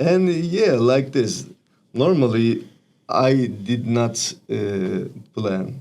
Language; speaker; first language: English; non-native, learner; Turkish